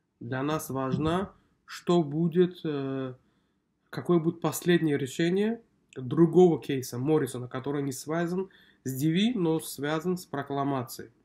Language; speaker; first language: Russian; non-native, local second language; Uzbek